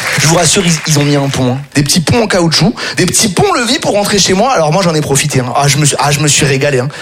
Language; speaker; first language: French; native; French